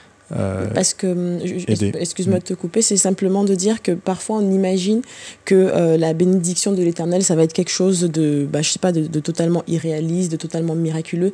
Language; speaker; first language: French; native; French